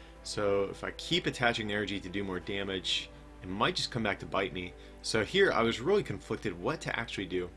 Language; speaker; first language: English; native; English